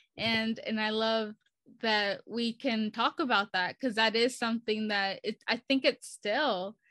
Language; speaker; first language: English; early bilingual, other home language; Spanish